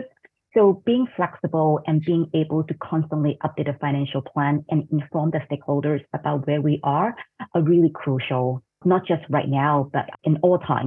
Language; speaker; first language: English; non-native, fluent; Cantonese